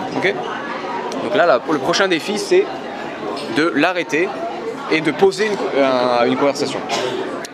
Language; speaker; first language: French; native; French